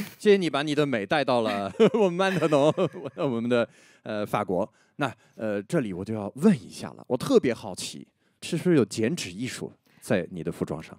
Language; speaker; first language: Chinese; non-native, fluent; French